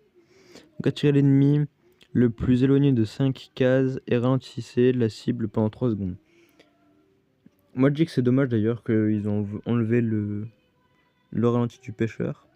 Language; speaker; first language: French; native; French